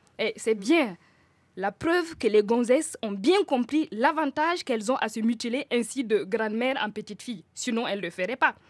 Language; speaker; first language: French; non-native, local second language; Mossi